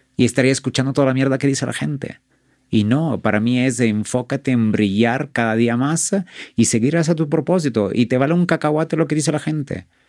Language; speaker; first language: Spanish; non-native, fluent; Italian